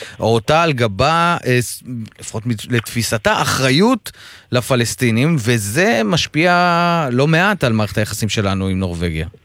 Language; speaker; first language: Hebrew; native; Hebrew